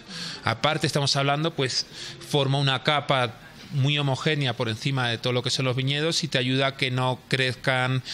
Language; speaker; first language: Spanish; native; Spanish